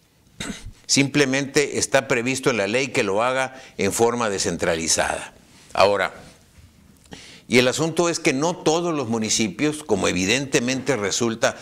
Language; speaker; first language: Spanish; native; Spanish